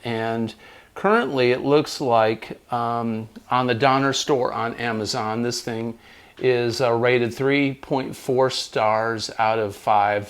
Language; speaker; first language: English; native; English